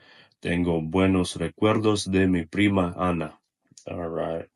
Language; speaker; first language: Spanish; non-native, learner; Russian